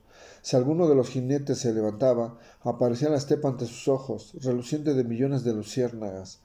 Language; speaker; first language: Spanish; native; Spanish